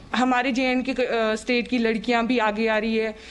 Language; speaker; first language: Hindi; native; Hindi